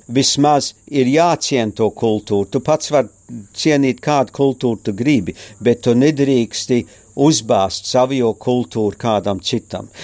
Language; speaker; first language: Latvian; early bilingual, heritage; Latvian